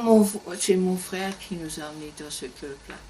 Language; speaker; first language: French; non-native, learner; German